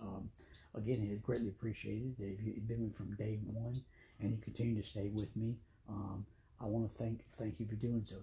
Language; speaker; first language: English; native; English